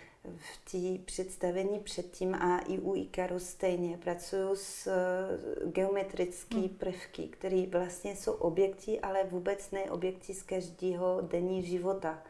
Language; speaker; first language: Czech; non-native, fluent; French